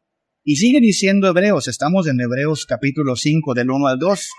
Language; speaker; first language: Spanish; native; Spanish